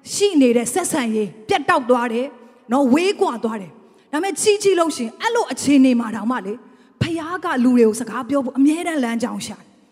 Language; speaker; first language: Burmese; non-native, local second language; Tedim Chin